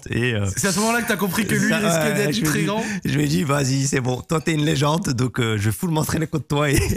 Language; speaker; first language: French; native; French